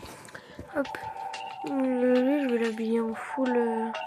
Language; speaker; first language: French; native; French